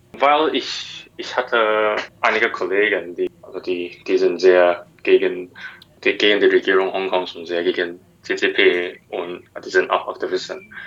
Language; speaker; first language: German; non-native, learner; Cantonese